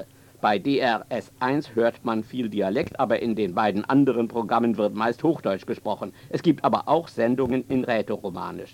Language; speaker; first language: German; native; German